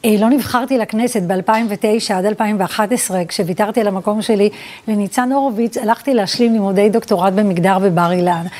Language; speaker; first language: Hebrew; early bilingual, other home language; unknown